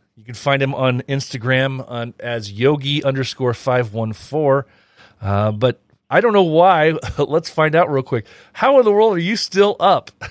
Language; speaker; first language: English; native; English